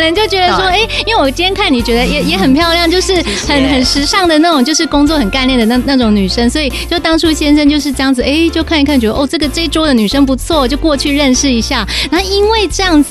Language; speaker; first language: Chinese; native; Chinese